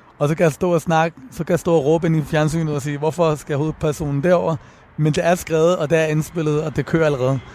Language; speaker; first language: Danish; early bilingual, other home language; Persian